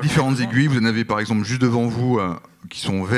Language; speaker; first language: French; native; French